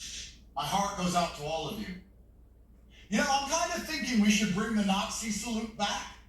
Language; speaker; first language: English; native; English